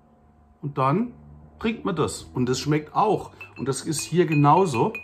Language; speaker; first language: German; native; German